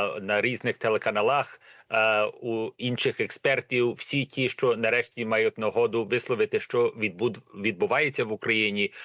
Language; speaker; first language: Ukrainian; early bilingual, heritage; Ukrainian